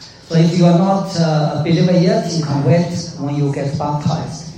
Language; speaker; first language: English; non-native, fluent; Chinese